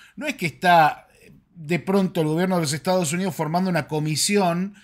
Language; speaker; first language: Spanish; native; Spanish